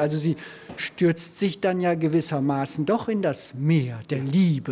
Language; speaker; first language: German; native; German